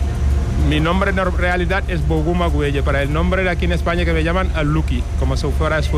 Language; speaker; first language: Spanish; non-native, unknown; Wolof